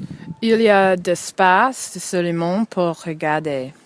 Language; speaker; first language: French; non-native, learner; English